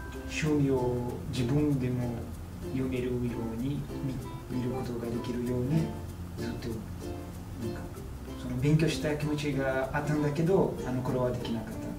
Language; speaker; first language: Japanese; non-native, fluent; Portuguese